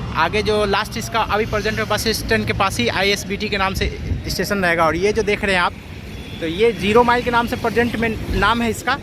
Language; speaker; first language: Hindi; native; Hindi